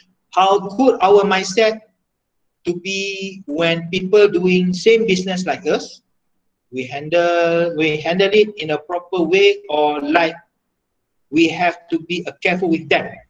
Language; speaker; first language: English; non-native, local second language; Malay